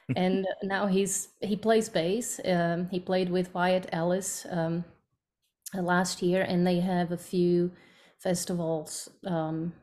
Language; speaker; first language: English; non-native, fluent; Slovak